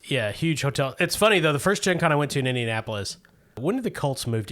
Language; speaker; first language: English; native; English